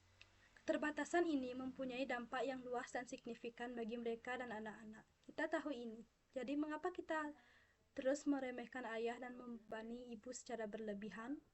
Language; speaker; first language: Indonesian; non-native, local second language; Balinese